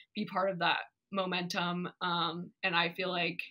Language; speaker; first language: English; native; English